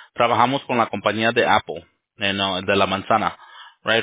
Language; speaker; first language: English; early bilingual, other home language; Spanish